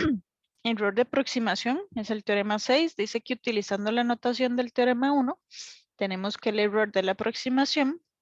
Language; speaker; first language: Spanish; native; Spanish